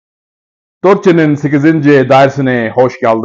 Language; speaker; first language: Turkish; non-native, learner; Urdu